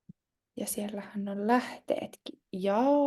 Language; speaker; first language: Finnish; non-native, local second language; Swedish